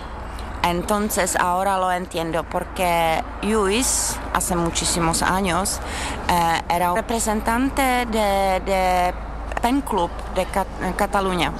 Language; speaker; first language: Spanish; non-native, fluent; Czech